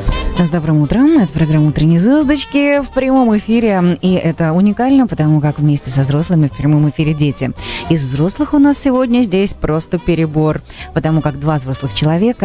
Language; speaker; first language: Russian; native; Russian